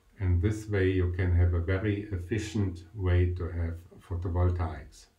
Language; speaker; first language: English; non-native, fluent; German